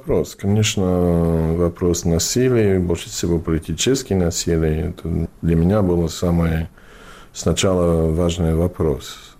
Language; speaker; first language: Russian; non-native, learner; English